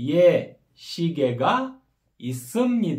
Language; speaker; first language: Korean; non-native, fluent; Kyrgyz